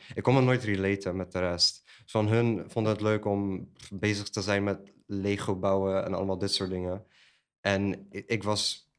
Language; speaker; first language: Dutch; early bilingual, other home language; Polish